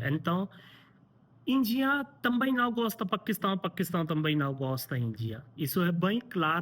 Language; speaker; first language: Portuguese; non-native, learner; Hindi